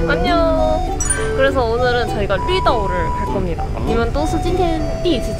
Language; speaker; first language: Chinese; non-native, fluent; Korean